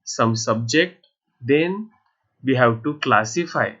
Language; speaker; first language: English; non-native, local second language; Marathi